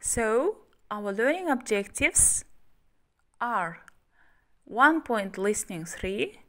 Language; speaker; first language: English; non-native, fluent; Kazakh